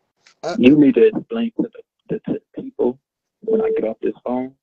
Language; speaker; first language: English; native; English